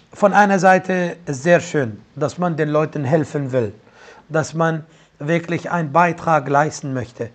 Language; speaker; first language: German; non-native, fluent; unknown